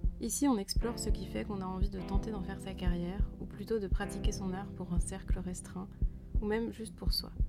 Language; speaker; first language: French; native; French